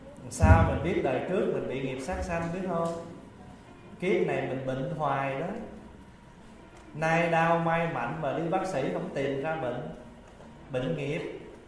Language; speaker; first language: Vietnamese; early bilingual, heritage; Vietnamese